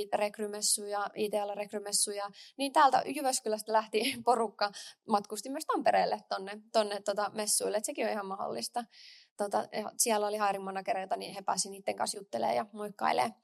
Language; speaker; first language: Finnish; native; Finnish